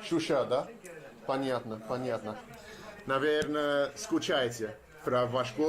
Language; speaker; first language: Russian; non-native, learner; English